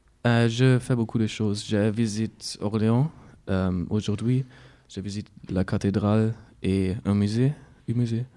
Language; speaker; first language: French; non-native, learner; German